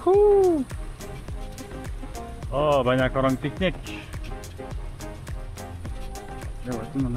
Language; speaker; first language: Indonesian; non-native, fluent; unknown